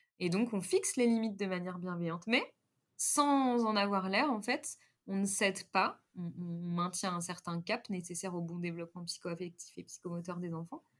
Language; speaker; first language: French; native; French